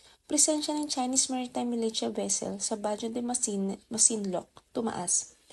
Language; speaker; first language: Filipino; native; Filipino